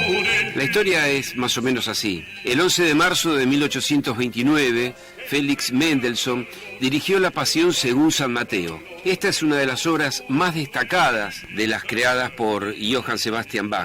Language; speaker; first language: Spanish; native; Spanish